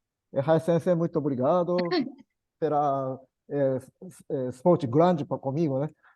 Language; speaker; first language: Portuguese; non-native, learner; Japanese